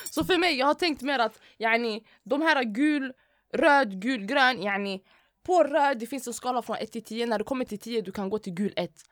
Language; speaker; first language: Swedish; early bilingual, other home language; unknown